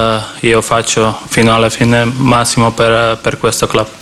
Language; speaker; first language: Italian; non-native, learner; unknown